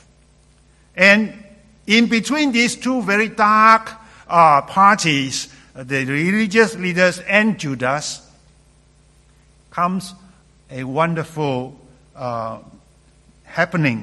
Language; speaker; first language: English; non-native, local second language; Cantonese